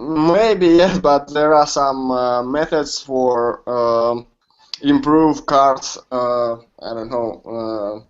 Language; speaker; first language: English; non-native, learner; Russian